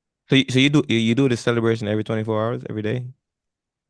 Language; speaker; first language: English; non-native, fluent; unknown